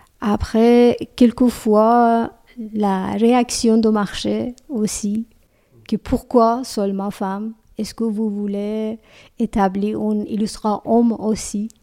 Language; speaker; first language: French; non-native, learner; Persian